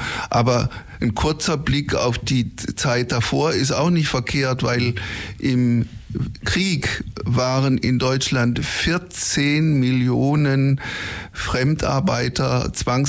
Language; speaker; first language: German; native; German